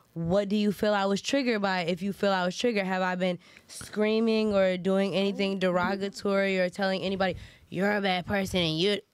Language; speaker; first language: English; native; English